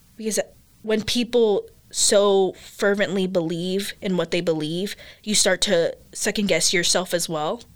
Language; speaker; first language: English; early bilingual, other home language; Filipino